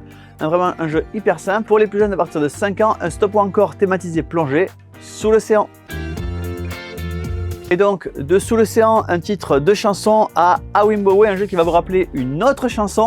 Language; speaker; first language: French; native; French